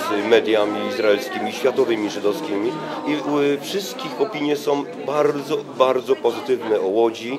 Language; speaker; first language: Polish; native; Polish